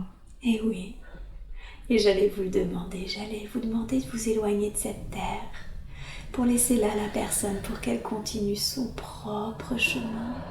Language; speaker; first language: French; native; French